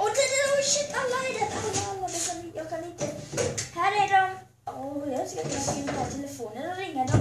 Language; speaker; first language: Swedish; early bilingual, other home language; Albanian